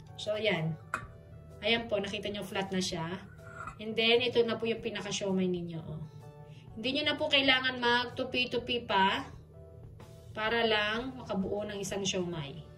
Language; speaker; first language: Filipino; native; Filipino